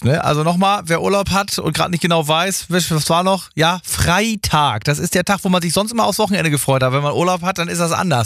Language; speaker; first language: German; native; German